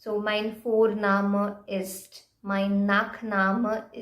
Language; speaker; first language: German; non-native, fluent; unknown